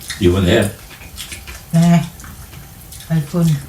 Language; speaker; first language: English; non-native, learner; Thai